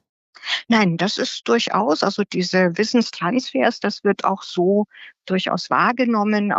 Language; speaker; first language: German; native; German